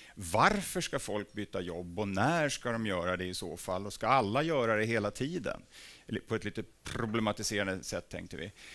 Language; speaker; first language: Swedish; native; Swedish